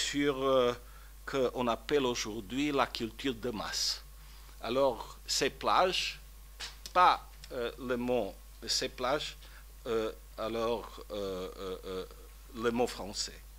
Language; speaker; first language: French; non-native, fluent; Croatian